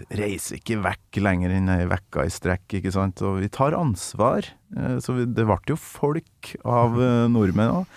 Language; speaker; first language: Norwegian; native; Norwegian